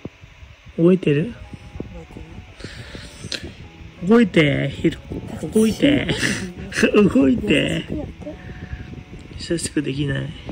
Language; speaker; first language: Japanese; non-native, learner; Nepali